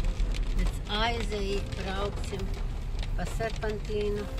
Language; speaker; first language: Latvian; non-native, local second language; Russian